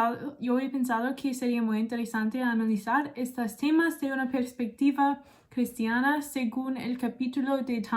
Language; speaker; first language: Spanish; non-native, learner; English